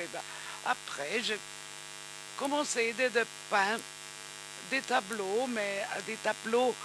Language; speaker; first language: French; non-native, learner; German